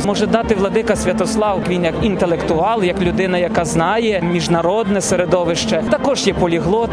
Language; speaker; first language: Ukrainian; native; Ukrainian